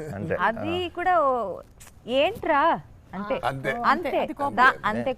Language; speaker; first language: Telugu; non-native, learner; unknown